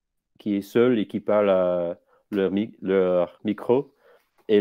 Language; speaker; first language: French; non-native, fluent; English